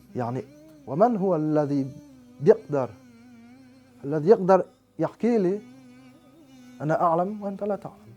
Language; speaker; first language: Arabic; non-native, fluent; French